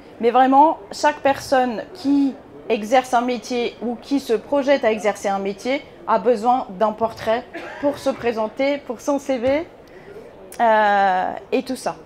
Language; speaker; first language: French; non-native, fluent; Bulgarian